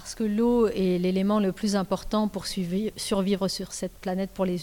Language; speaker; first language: Portuguese; non-native, learner; French